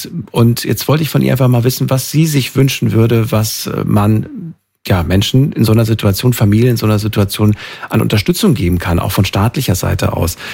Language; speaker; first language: German; native; German